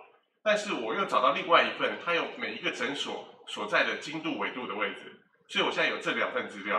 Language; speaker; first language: Chinese; native; Chinese